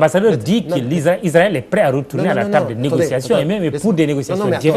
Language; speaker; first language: French; non-native, local second language; Wolof